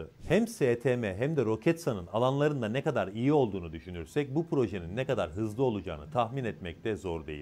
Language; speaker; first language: Turkish; native; Turkish